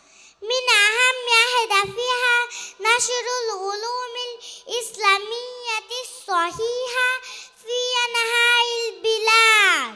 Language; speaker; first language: Arabic; non-native, learner; Bangla